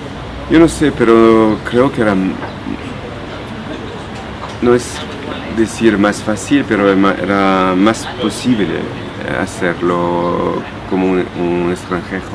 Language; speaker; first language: Spanish; non-native, fluent; French